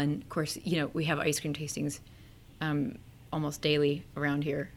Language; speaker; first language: English; native; English